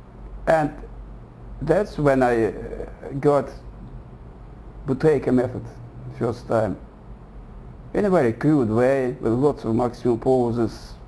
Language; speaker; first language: English; non-native, fluent; Russian